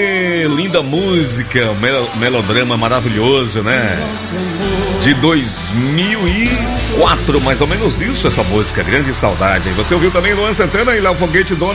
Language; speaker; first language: Portuguese; native; Portuguese